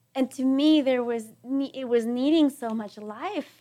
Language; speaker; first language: English; non-native, fluent; Spanish